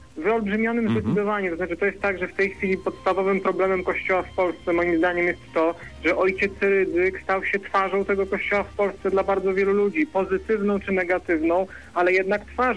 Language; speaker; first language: Polish; native; Polish